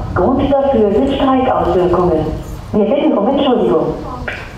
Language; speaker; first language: German; non-native, learner; Arabic